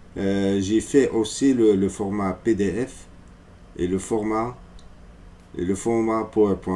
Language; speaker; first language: French; non-native, fluent; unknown